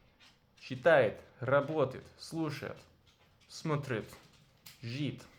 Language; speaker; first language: Russian; non-native, learner; English